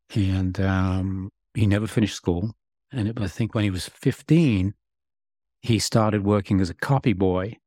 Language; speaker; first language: English; native; English